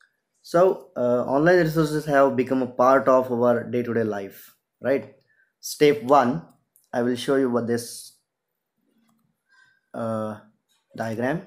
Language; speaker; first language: English; non-native, local second language; Marathi